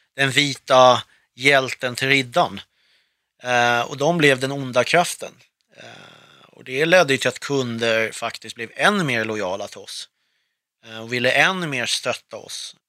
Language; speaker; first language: Swedish; early bilingual, other home language; Arabic